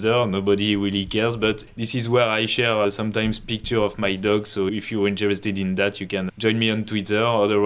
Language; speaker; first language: English; non-native, fluent; French